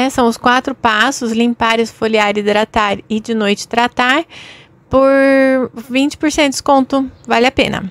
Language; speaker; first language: Portuguese; native; Portuguese